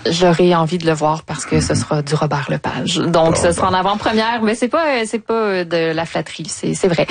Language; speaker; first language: French; native; French